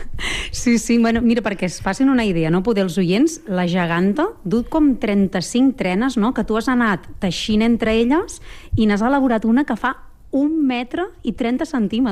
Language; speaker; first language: Catalan; native; Catalan